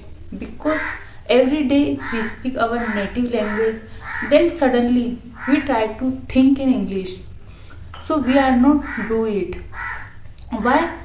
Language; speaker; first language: English; non-native, learner; Hindi